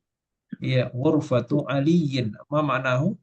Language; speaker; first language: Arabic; non-native, fluent; Malay